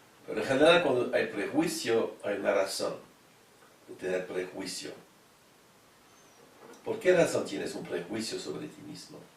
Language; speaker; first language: Spanish; non-native, fluent; French